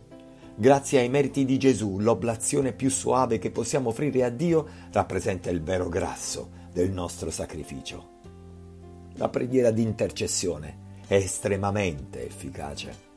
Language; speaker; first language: Italian; native; Italian